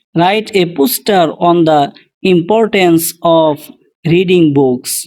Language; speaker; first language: English; non-native, local second language; Bangla